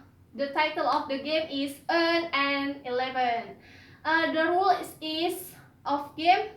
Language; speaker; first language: English; non-native, learner; Indonesian